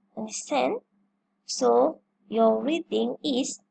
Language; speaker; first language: English; non-native, local second language; Malay